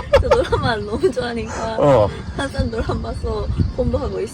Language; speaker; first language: Korean; non-native, learner; Japanese